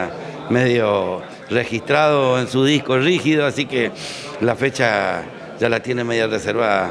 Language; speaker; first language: Spanish; native; Spanish